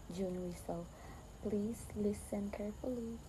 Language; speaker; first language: English; non-native, local second language; Filipino